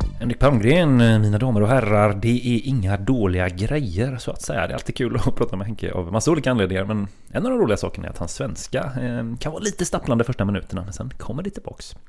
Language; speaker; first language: Swedish; native; Swedish